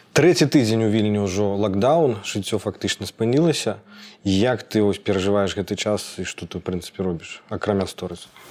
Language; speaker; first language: Belarusian; native; Belarusian